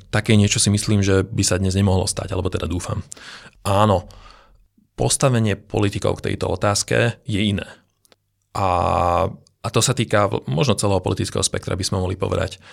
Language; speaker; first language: Slovak; non-native, local second language; Hungarian